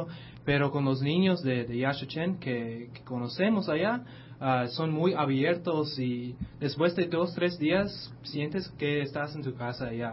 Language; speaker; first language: Spanish; non-native, fluent; English